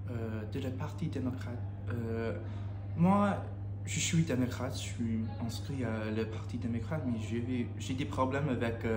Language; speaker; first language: French; non-native, learner; English